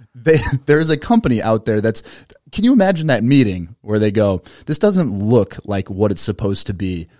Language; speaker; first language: English; native; English